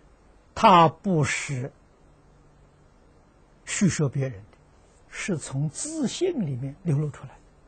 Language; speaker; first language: Chinese; native; Chinese